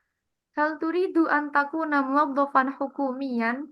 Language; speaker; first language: Arabic; non-native, fluent; Indonesian